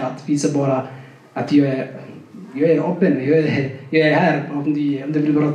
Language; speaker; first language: Swedish; non-native, fluent; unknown